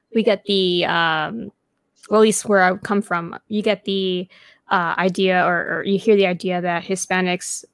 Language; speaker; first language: English; early bilingual, other home language; Spanish